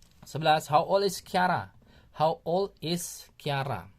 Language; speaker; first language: English; non-native, learner; Indonesian